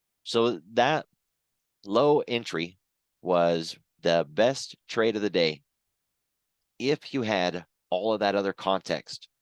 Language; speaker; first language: English; native; English